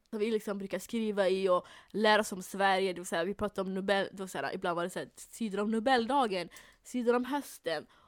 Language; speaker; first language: Swedish; early bilingual, other home language; Somali